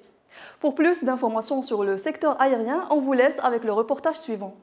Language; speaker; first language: French; non-native, local second language; Arabic